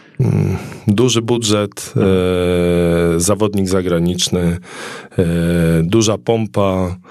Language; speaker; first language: Polish; native; Polish